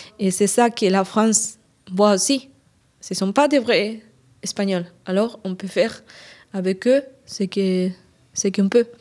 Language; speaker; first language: French; non-native, fluent; Spanish